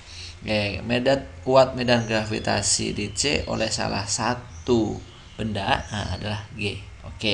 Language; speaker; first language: Indonesian; native; Indonesian